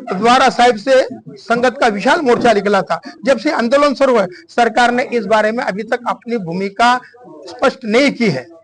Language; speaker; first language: Hindi; non-native, local second language; Punjabi